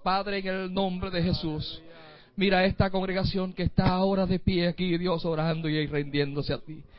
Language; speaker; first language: Spanish; native; Spanish